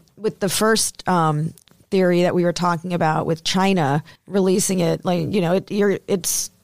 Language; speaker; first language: English; early bilingual, other home language; Hindi